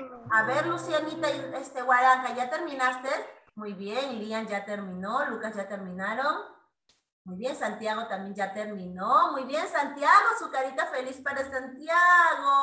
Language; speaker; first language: Spanish; native; Spanish